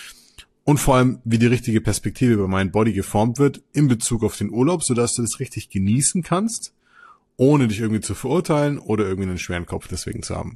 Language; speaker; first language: German; native; German